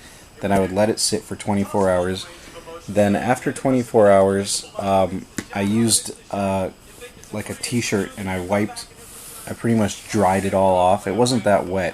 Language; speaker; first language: English; native; English